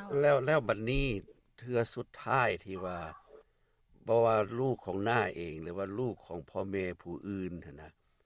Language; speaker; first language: Lao; native; Lao